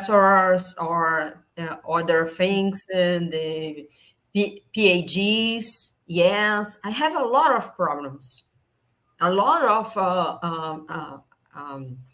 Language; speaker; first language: English; non-native, learner; Portuguese